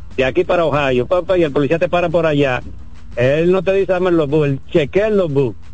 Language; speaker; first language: Spanish; native; Spanish